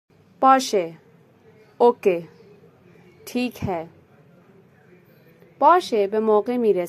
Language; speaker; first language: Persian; non-native, fluent; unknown